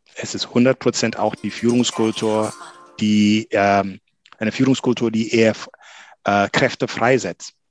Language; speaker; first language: German; non-native, fluent; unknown